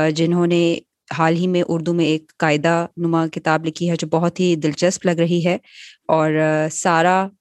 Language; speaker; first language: Urdu; native; Urdu